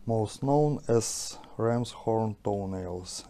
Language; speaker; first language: English; non-native, fluent; Ukrainian